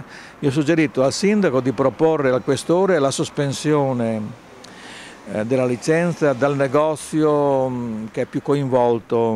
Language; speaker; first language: Italian; native; Italian